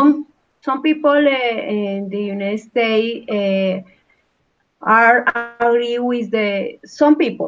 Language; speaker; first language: English; non-native, learner; Spanish